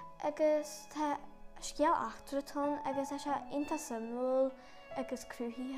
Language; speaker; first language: Irish; native; Irish